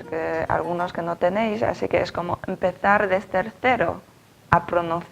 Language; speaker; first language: Spanish; non-native, fluent; Chinese